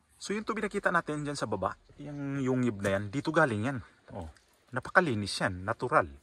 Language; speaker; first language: Filipino; native; Filipino